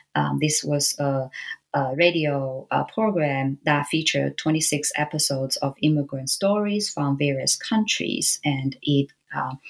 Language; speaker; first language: English; non-native, fluent; Chinese